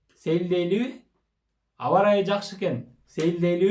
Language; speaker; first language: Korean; non-native, fluent; Kyrgyz